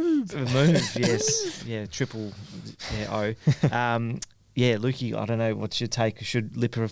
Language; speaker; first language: English; native; English